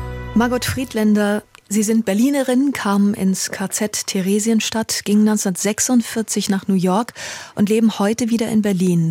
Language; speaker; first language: German; native; German